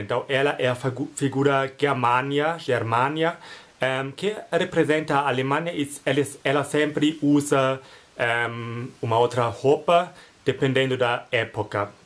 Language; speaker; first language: Portuguese; non-native, fluent; German